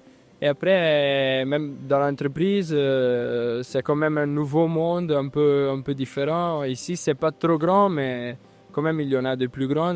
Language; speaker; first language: French; non-native, fluent; Italian